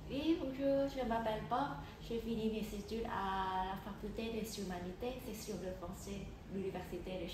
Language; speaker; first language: French; non-native, fluent; Thai